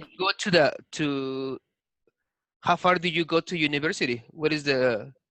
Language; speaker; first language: English; non-native, fluent; Spanish